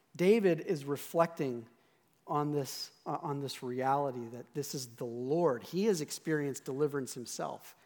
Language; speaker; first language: English; native; English